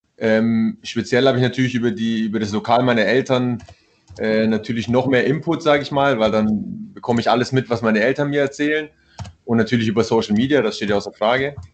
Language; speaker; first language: German; early bilingual, other home language; Italian